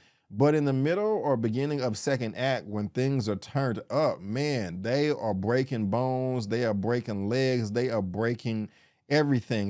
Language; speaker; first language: English; native; English